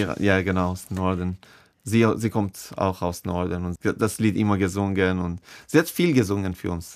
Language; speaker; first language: German; non-native, fluent; Persian